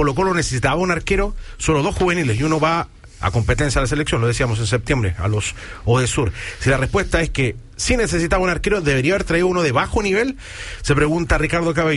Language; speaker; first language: Spanish; native; Spanish